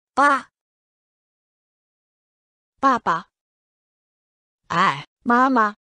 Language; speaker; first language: Chinese; non-native, learner; English